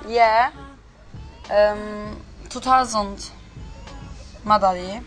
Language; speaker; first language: English; non-native, learner; Turkish